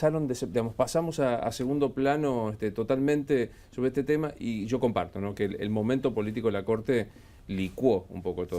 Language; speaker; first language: Spanish; native; Spanish